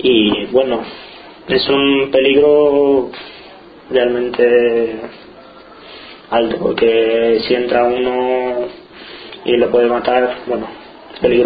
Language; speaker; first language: Spanish; non-native, fluent; Romanian